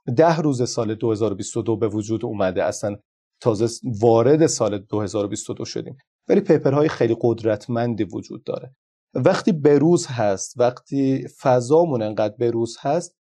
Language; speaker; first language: Persian; non-native, local second language; Azerbaijani